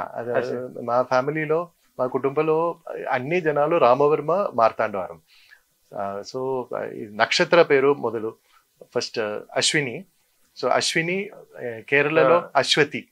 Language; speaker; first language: Telugu; non-native, learner; Malayalam